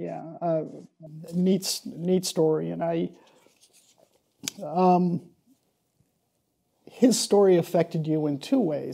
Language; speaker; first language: English; native; English